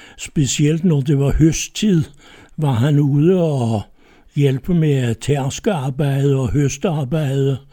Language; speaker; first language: Danish; native; Danish